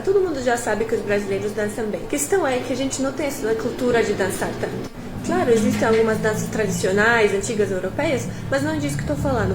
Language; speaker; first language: Portuguese; non-native, fluent; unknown